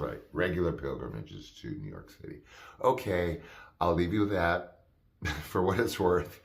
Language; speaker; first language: English; native; English